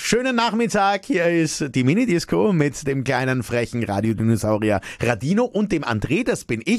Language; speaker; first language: German; native; German